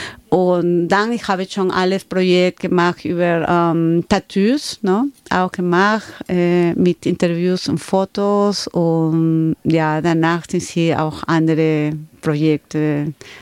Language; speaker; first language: German; non-native, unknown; Spanish